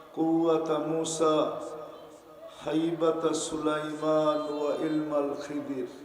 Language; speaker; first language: Arabic; non-native, fluent; Bangla